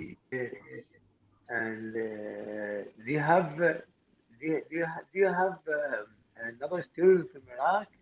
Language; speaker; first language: English; non-native, learner; Arabic